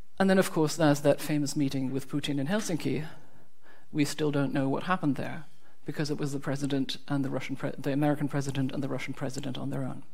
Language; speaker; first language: English; non-native, fluent; German